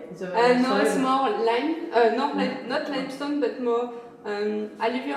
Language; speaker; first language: English; non-native, learner; French